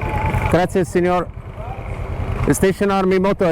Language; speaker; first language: Spanish; non-native, learner; English